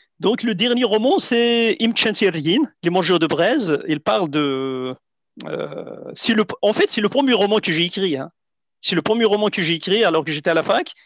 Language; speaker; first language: French; non-native, local second language; Central Atlas Tamazight